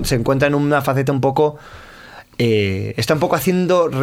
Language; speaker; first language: Spanish; native; Spanish